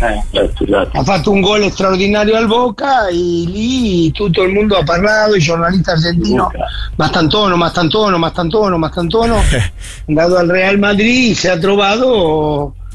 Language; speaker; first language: Italian; non-native, fluent; Spanish